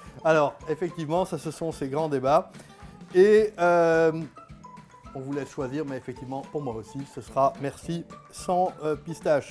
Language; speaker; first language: French; native; French